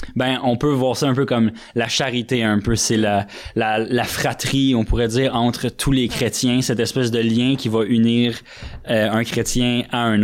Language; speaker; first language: French; native; French